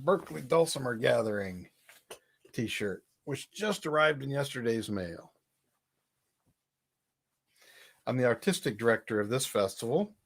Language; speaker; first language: English; native; English